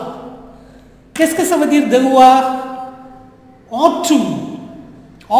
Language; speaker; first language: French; non-native, learner; Tamil